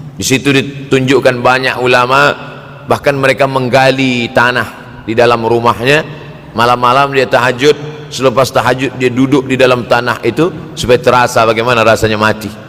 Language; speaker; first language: Malay; native; Malay